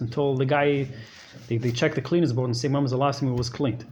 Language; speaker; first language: English; native; English